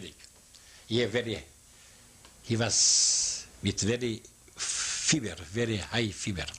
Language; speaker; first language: English; non-native, learner; Yiddish